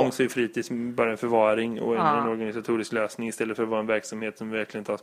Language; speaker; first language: Swedish; native; Swedish